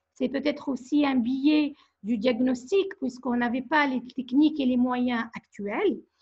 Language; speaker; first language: French; non-native, local second language; Arabic